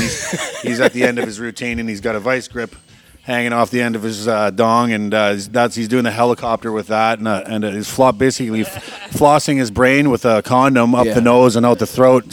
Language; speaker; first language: English; native; English